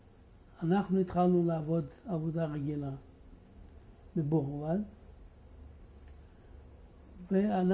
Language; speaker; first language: Hebrew; non-native, fluent; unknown